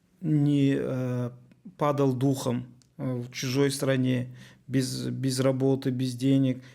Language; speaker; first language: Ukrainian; non-native, learner; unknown